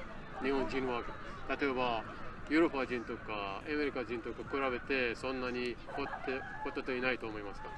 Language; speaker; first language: Japanese; non-native, learner; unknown